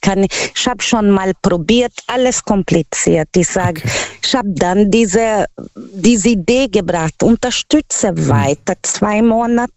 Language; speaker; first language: German; non-native, learner; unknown